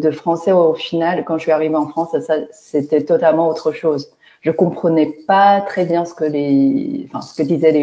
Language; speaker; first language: French; non-native, fluent; Chinese